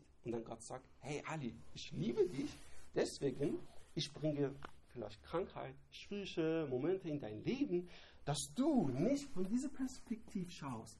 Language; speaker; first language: German; non-native, learner; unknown